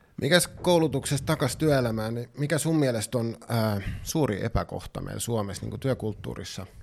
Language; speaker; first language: Finnish; native; Finnish